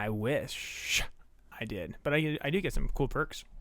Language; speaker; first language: English; native; English